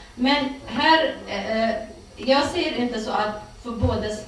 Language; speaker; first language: Swedish; non-native, fluent; Kurdish